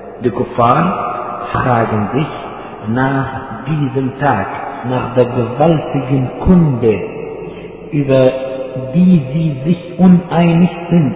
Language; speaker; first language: German; non-native, fluent; Arabic